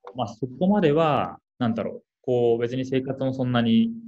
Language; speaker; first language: Japanese; native; Japanese